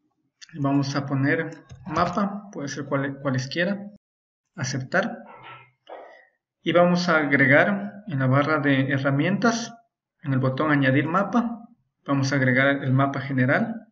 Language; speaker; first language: Spanish; native; Spanish